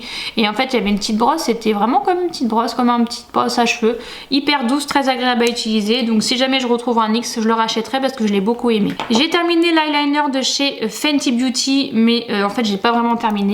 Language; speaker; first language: French; native; French